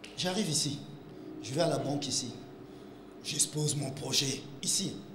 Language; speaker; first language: French; non-native, local second language; Lingala